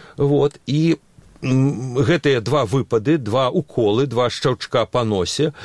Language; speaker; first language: Belarusian; non-native, local second language; Russian